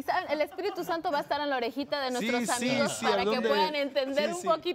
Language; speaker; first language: Spanish; native; Spanish